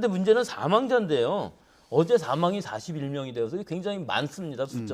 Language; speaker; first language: Korean; native; Korean